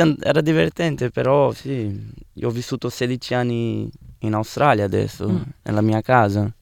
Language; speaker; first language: Italian; non-native, fluent; Portuguese